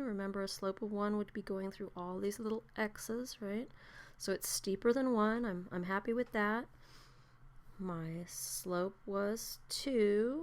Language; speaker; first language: English; native; English